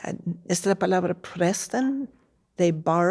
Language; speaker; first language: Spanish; non-native, fluent; English